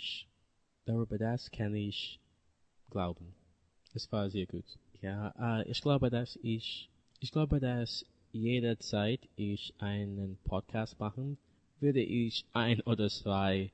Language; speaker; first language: German; non-native, learner; English